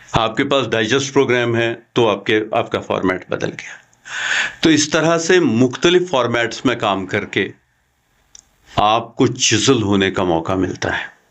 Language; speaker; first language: Hindi; non-native, local second language; Kashmiri